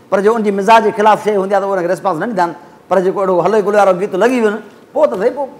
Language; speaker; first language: Sindhi; native; Sindhi